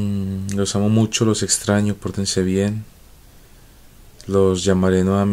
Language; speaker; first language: Spanish; native; Spanish